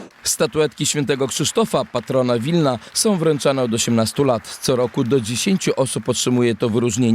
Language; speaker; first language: Polish; native; Polish